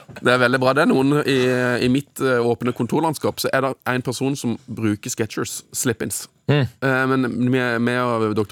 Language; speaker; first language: Norwegian; native; Norwegian